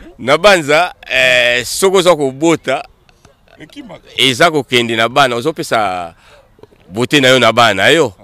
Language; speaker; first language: Lingala; native; Lingala